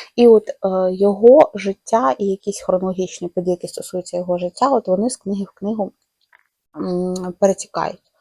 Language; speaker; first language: Ukrainian; non-native, local second language; Russian